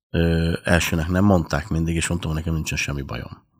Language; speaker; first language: Hungarian; native; Hungarian